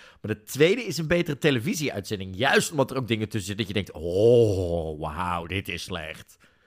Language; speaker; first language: Dutch; native; Dutch